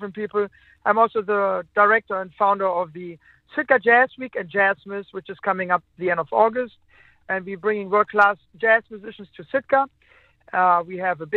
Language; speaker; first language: English; non-native, fluent; German